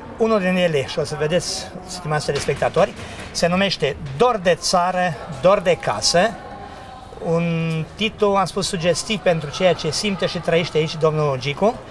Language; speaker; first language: Romanian; native; Romanian